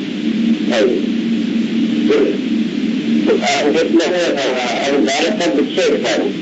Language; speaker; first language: Kannada; non-native, local second language; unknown